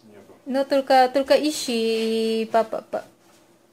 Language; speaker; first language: Russian; non-native, learner; Filipino